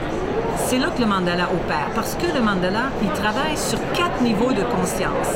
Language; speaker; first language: French; native; French